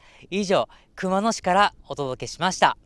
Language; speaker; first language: Japanese; native; Japanese